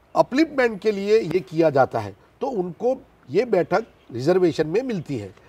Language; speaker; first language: Hindi; non-native, local second language; Gujarati